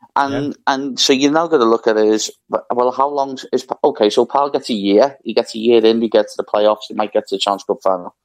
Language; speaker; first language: English; native; English